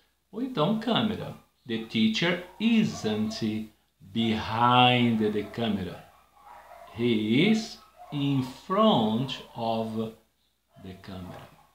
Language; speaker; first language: English; non-native, fluent; Portuguese